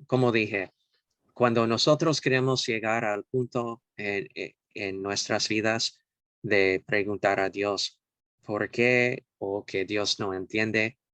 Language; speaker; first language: Spanish; non-native, fluent; English